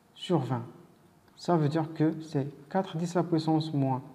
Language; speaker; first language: French; non-native, local second language; Arabic